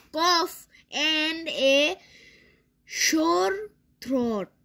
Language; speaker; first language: English; non-native, fluent; Bangla